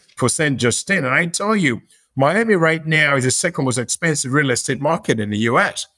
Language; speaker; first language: English; non-native, local second language; Yoruba